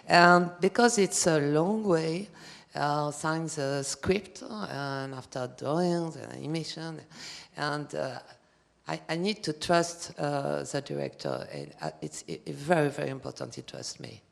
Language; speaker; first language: English; non-native, learner; French